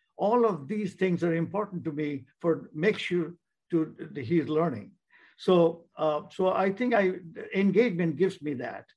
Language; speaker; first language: English; non-native, local second language; Bangla